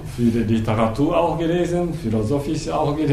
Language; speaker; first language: German; non-native, learner; Japanese